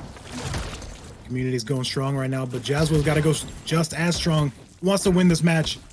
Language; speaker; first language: English; native; English